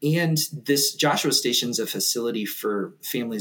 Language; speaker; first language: English; native; English